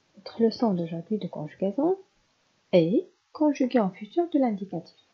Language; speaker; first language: French; non-native, local second language; Arabic